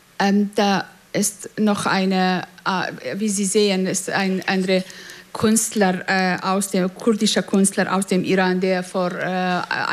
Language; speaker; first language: German; non-native, fluent; Central Kurdish